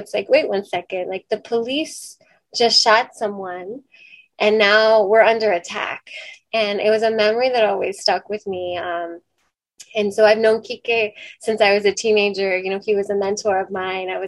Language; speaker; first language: English; native; English